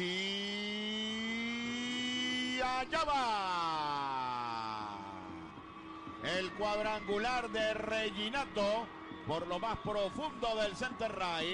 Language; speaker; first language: Spanish; native; Spanish